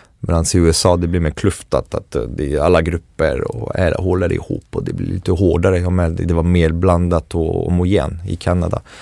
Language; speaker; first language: Swedish; non-native, fluent; French